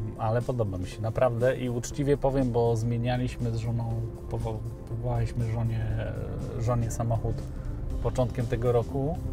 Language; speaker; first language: Polish; early bilingual, heritage; Polish